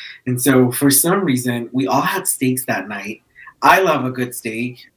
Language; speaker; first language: English; early bilingual, other home language; Spanish